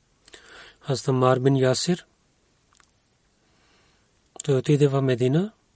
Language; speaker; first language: Bulgarian; non-native, learner; Urdu